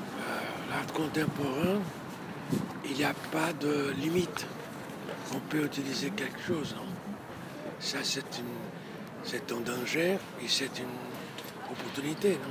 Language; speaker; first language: French; non-native, learner; Portuguese